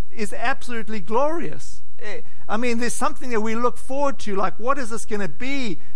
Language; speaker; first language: English; native; English